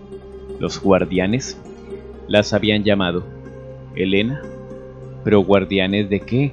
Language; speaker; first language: Spanish; native; Spanish